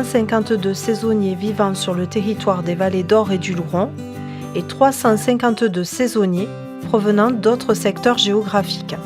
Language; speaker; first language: French; native; French